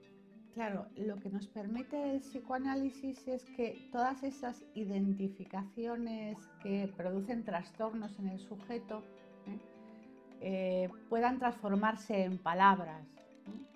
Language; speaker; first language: Spanish; native; Spanish